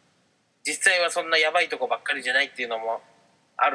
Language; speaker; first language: Japanese; native; Japanese